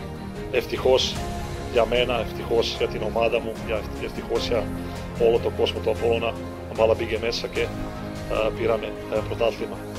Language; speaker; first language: Greek; non-native, fluent; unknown